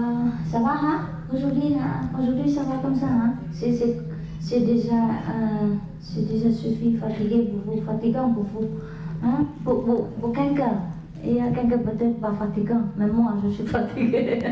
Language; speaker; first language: French; non-native, learner; Vietnamese